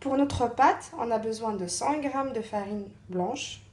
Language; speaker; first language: French; non-native, local second language; Arabic